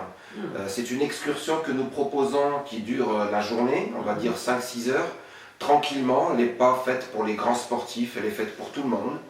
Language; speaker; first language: French; non-native, local second language; Arabic